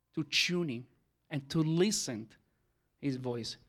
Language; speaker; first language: English; non-native, learner; Italian